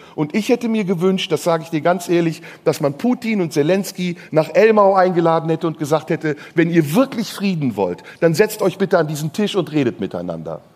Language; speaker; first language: German; non-native, fluent; Turkish